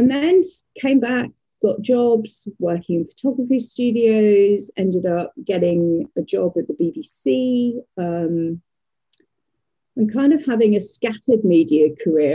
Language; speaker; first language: English; native; English